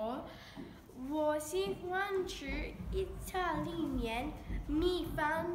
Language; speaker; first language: Chinese; non-native, learner; English